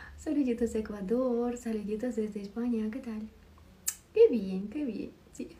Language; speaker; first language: Spanish; non-native, learner; Russian